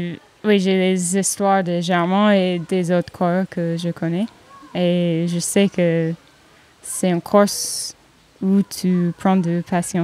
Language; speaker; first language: French; non-native, fluent; English